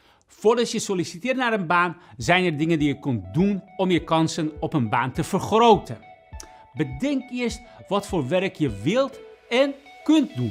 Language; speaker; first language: Dutch; non-native, fluent; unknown